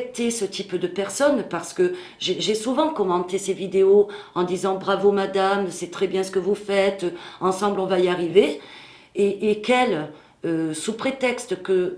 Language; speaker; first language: French; native; French